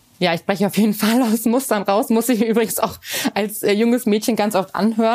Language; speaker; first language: German; native; German